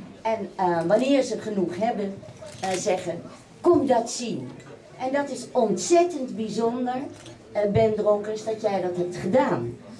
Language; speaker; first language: Dutch; native; Dutch